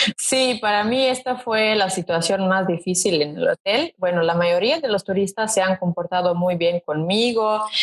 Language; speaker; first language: Spanish; non-native, fluent; Serbian